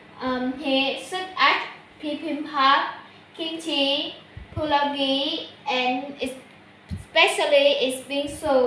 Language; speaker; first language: English; non-native, learner; Vietnamese